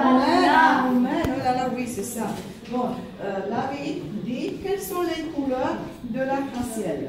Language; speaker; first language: French; non-native, fluent; Romanian